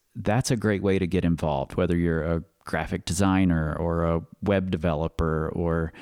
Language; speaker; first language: English; native; English